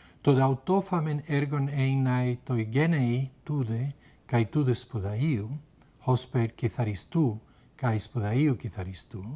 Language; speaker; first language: Greek; non-native, fluent; Spanish